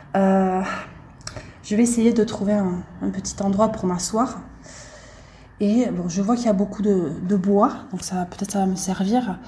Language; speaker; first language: French; native; French